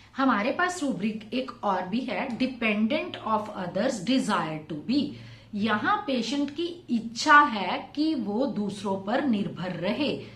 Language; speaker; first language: Hindi; non-native, local second language; Punjabi